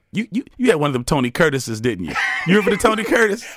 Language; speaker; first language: English; native; English